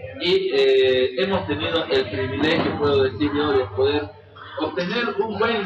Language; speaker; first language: Spanish; native; Spanish